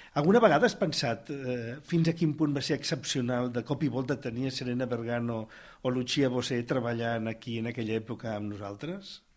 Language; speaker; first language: Catalan; native; Catalan